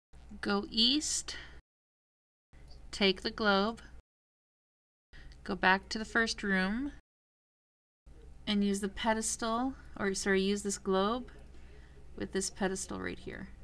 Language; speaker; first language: English; native; English